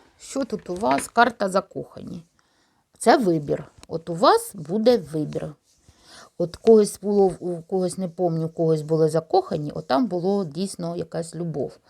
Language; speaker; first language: Ukrainian; non-native, local second language; Russian